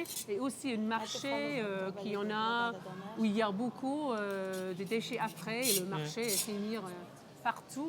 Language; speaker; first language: French; non-native, local second language; English